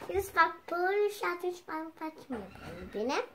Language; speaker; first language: Romanian; early bilingual, heritage; Romanian